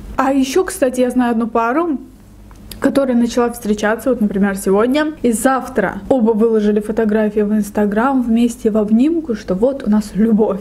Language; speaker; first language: Russian; non-native, local second language; Lezghian